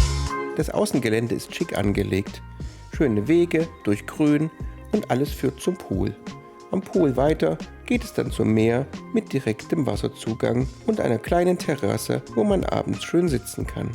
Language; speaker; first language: German; native; German